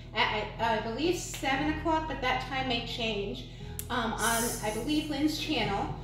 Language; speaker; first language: English; native; English